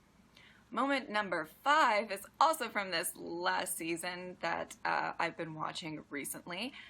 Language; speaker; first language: English; native; English